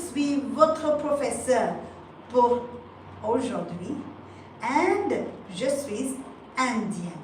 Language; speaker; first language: French; non-native, fluent; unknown